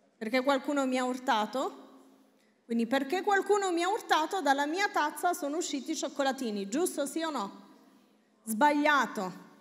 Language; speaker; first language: Italian; native; Italian